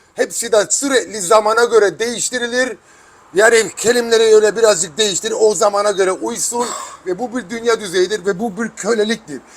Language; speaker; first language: Turkish; early bilingual, heritage; Turkish